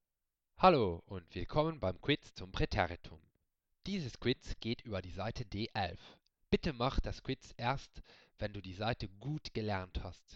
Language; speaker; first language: German; non-native, local second language; Luxembourgish